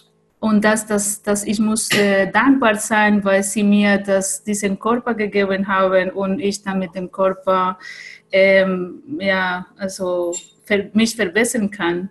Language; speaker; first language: German; non-native, fluent; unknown